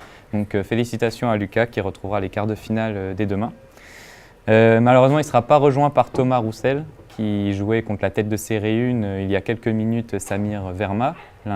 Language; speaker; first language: French; native; French